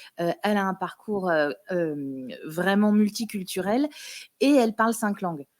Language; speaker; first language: French; native; French